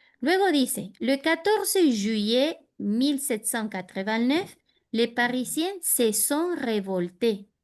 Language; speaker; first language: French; non-native, fluent; Spanish